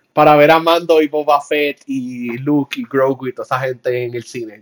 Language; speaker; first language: Spanish; early bilingual, heritage; Spanish